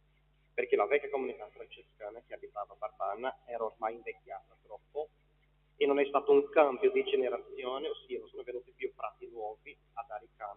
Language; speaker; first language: Italian; non-native, fluent; Portuguese